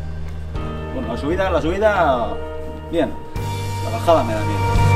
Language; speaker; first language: Spanish; native; Spanish